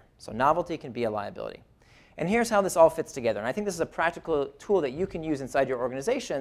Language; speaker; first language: English; native; English